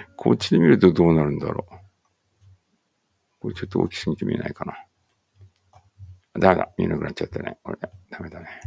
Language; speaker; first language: Japanese; native; Japanese